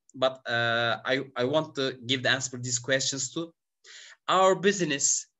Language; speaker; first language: English; non-native, learner; Turkish